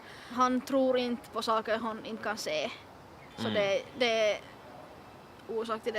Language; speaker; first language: Swedish; non-native, local second language; Finnish